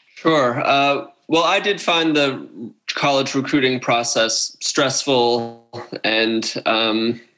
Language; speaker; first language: English; native; English